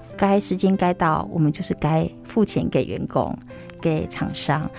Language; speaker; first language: Chinese; native; Chinese